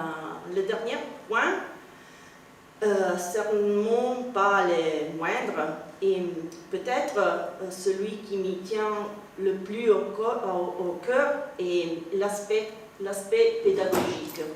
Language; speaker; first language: French; non-native, fluent; Italian